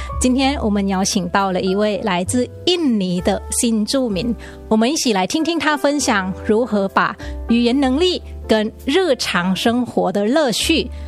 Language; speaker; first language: Chinese; native; Chinese